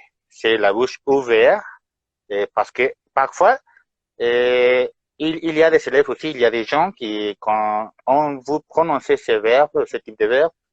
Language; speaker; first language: French; non-native, fluent; Spanish